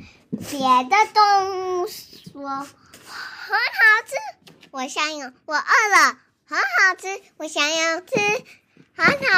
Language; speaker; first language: Chinese; early bilingual, heritage; Chinese